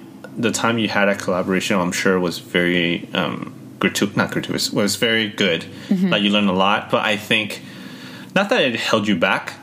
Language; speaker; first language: English; early bilingual, other home language; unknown